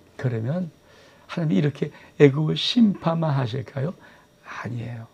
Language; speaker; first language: Korean; native; Korean